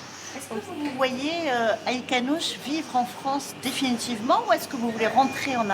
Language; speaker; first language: French; native; French